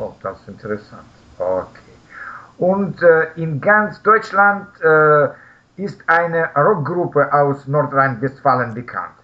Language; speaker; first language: German; non-native, learner; Russian